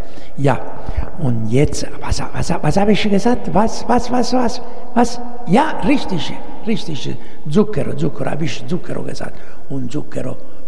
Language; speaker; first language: German; non-native, learner; Italian